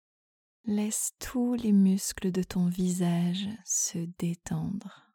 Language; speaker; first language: French; native; French